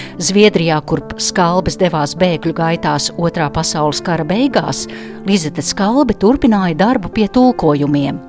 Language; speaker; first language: Latvian; native; Latvian